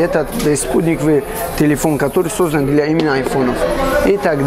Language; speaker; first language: Russian; non-native, fluent; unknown